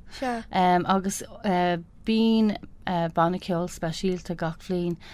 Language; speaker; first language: Irish; non-native, local second language; English